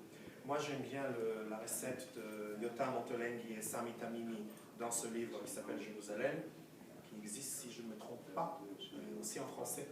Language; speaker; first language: French; non-native, fluent; Hebrew